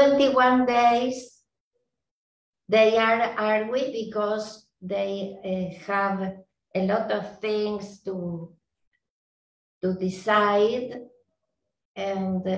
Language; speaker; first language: English; non-native, learner; Spanish